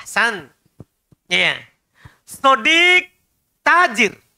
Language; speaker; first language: Arabic; non-native, fluent; Indonesian